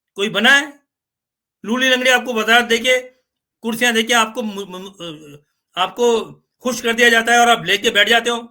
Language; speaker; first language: Urdu; native; Urdu